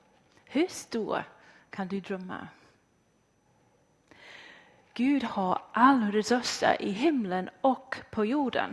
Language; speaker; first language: Swedish; non-native, fluent; English